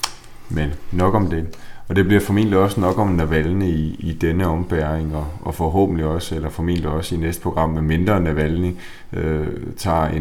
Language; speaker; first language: Danish; native; Danish